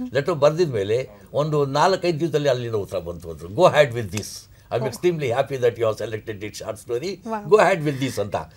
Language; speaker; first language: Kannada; non-native, local second language; Urdu